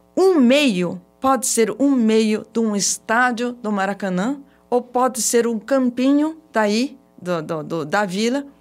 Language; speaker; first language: Portuguese; early bilingual, other home language; Japanese